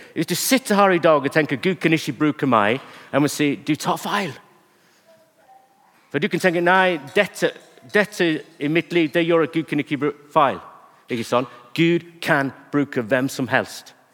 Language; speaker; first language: Norwegian; non-native, fluent; English